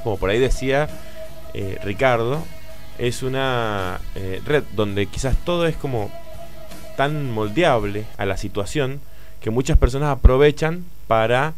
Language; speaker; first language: Spanish; native; Spanish